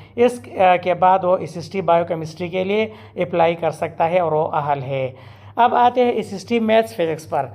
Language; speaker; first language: Urdu; non-native, local second language; Pashto